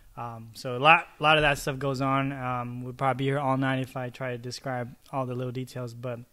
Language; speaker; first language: English; early bilingual, other home language; Chavacano